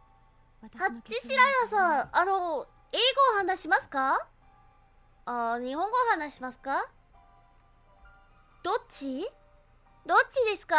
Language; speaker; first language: Japanese; non-native, learner; English